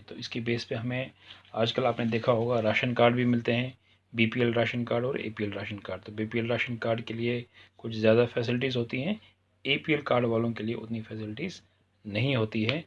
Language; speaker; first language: Hindi; non-native, local second language; Kashmiri